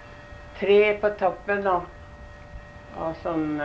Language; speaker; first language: Norwegian; early bilingual, heritage; Norwegian